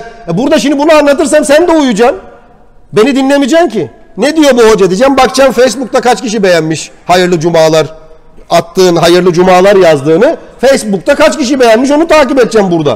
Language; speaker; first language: Turkish; native; Turkish